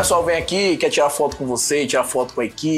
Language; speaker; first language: Portuguese; native; Portuguese